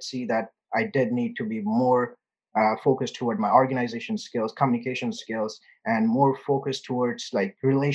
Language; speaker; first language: English; non-native, local second language; Urdu